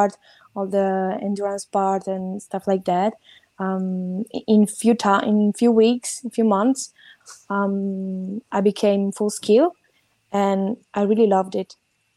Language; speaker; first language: English; non-native, fluent; Italian